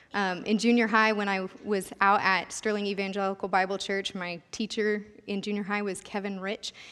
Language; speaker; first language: English; native; English